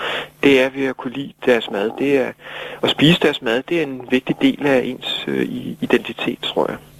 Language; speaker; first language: Danish; native; Danish